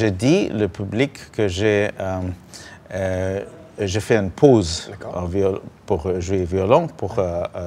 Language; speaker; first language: French; non-native, learner; Russian